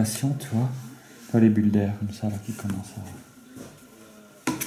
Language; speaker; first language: French; native; French